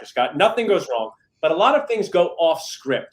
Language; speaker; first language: English; native; English